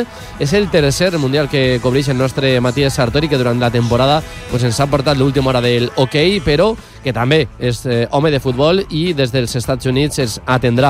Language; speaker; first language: Catalan; native; Catalan